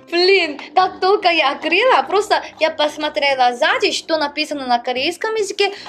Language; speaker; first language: Russian; non-native, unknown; Korean